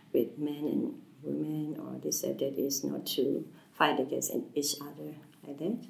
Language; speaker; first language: English; non-native, fluent; Burmese